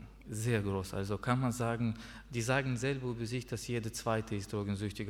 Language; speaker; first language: German; non-native, learner; Russian